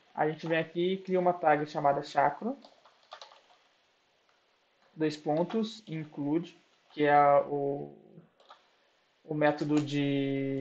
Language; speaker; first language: Portuguese; native; Portuguese